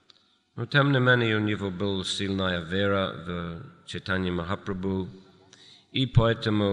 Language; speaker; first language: Russian; non-native, fluent; English